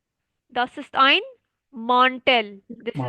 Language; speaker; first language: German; non-native, fluent; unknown